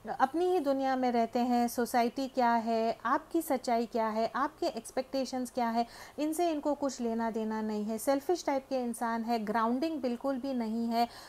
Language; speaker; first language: Hindi; native; Hindi